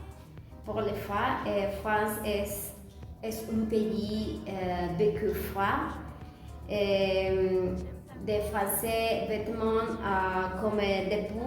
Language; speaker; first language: French; non-native, learner; Spanish